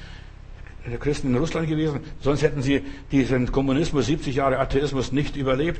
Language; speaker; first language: German; non-native, fluent; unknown